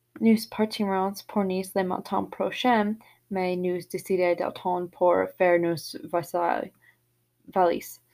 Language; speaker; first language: French; non-native, learner; English